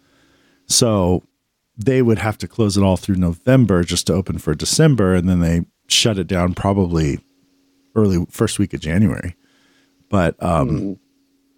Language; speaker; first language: English; native; English